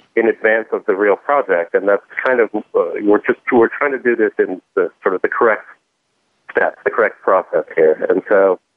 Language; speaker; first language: English; native; English